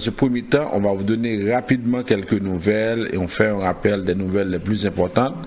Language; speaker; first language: French; native; French